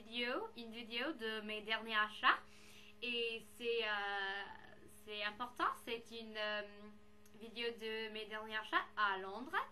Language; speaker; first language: French; non-native, fluent; English